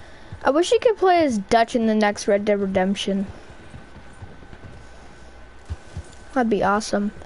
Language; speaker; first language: English; native; English